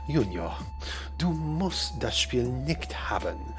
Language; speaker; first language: German; non-native, learner; English